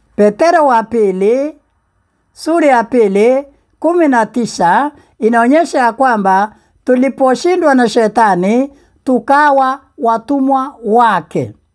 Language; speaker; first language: Swahili; non-native, local second language; Meru